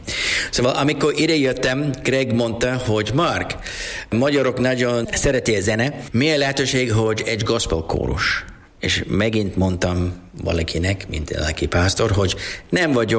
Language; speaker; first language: Hungarian; non-native, learner; English